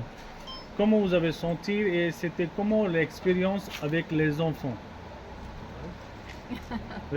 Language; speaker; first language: French; non-native, learner; Hindi